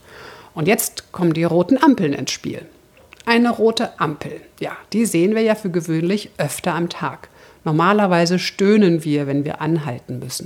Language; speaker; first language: German; native; German